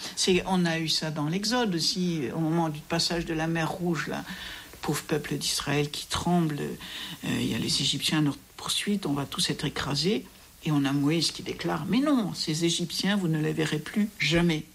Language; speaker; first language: French; native; French